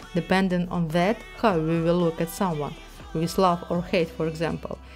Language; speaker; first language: English; non-native, fluent; Ukrainian